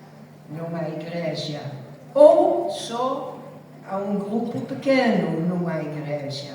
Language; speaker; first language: Portuguese; non-native, fluent; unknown